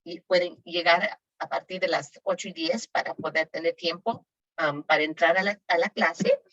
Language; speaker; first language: Spanish; native; Spanish